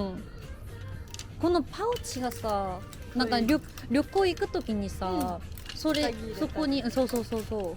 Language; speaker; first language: Japanese; non-native, fluent; Korean